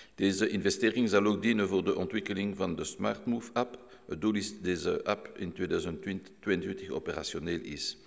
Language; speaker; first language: Dutch; non-native, local second language; French